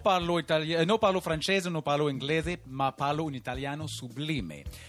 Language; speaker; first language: Italian; non-native, learner; French